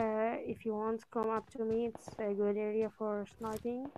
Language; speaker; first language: English; non-native, learner; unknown